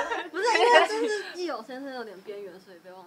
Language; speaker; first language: Chinese; native; Chinese